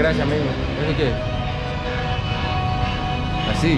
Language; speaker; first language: Spanish; non-native, learner; Greek